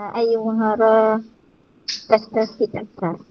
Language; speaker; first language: Arabic; non-native, learner; Malay